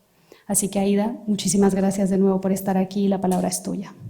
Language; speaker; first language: Spanish; native; Spanish